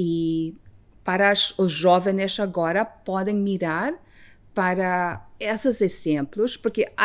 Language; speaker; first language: Portuguese; non-native, fluent; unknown